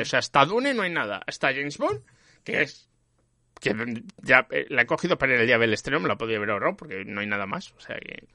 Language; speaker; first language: Spanish; native; Spanish